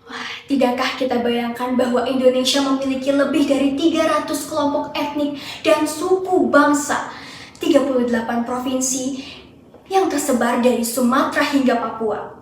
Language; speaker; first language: Indonesian; native; Indonesian